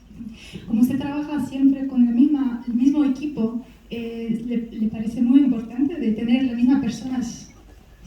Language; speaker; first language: Spanish; non-native, fluent; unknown